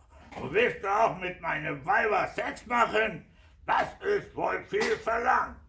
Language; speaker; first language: German; non-native, fluent; Kurdish